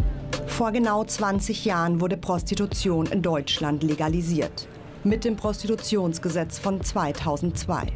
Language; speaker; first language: German; native; German